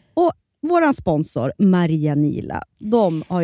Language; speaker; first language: Swedish; native; Swedish